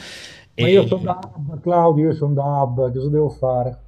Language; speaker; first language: Italian; native; Italian